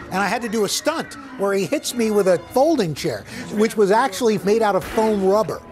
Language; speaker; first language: English; native; English